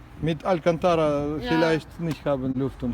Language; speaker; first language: German; non-native, learner; Ukrainian